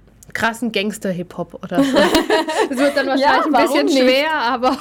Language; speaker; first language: German; native; German